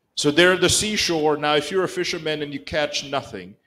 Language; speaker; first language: English; non-native, local second language; Kinyarwanda